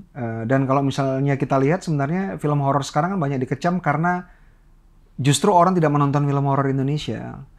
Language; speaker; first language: Indonesian; native; Indonesian